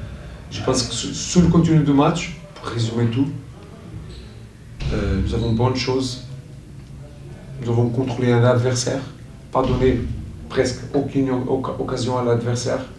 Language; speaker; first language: French; non-native, fluent; Portuguese